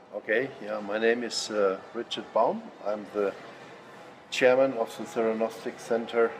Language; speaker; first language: English; non-native, fluent; German